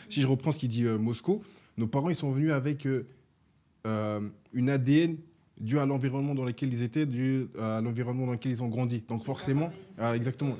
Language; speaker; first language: French; early bilingual, other home language; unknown